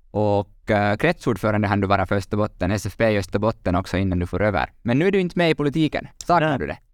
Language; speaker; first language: Swedish; native; Swedish